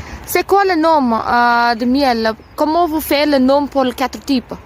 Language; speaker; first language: French; non-native, learner; Tamil